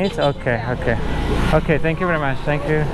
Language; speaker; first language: English; non-native, learner; Slovak